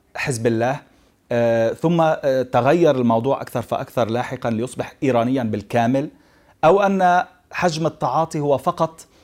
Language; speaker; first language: Arabic; native; Arabic